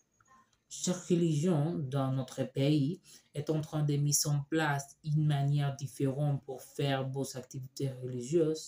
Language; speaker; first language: French; non-native, learner; Spanish